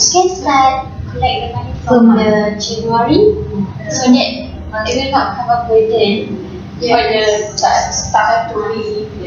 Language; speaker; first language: English; non-native, learner; Malay